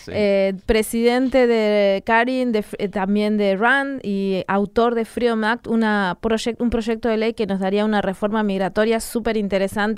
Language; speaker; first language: Spanish; native; Spanish